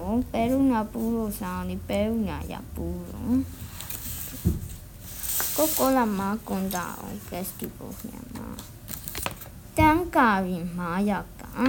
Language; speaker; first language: Finnish; non-native, learner; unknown